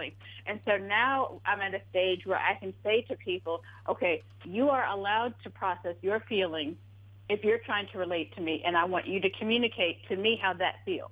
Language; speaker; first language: English; native; English